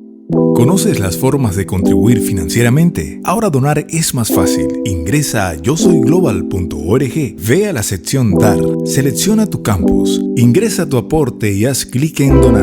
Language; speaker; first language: Spanish; native; Spanish